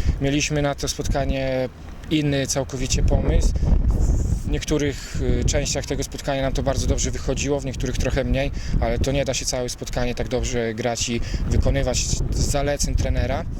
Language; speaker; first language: Polish; native; Polish